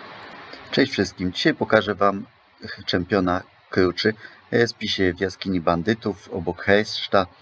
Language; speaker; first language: Polish; native; Polish